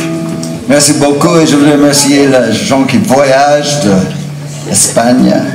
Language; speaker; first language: French; non-native, learner; English